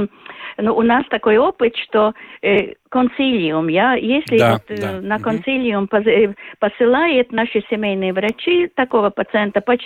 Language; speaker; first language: Russian; non-native, local second language; Latvian